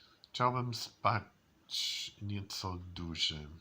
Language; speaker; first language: Polish; non-native, learner; English